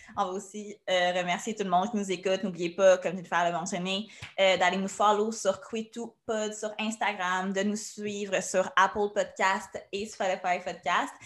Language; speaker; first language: French; native; French